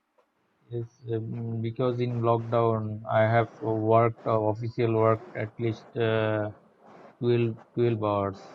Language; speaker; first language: English; non-native, learner; Bangla